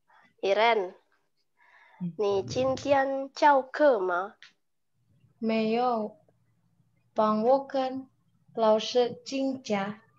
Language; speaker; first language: Chinese; non-native, learner; Indonesian